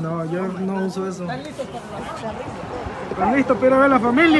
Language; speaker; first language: Spanish; native; Spanish